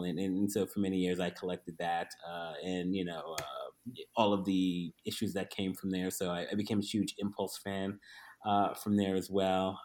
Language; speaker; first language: English; native; English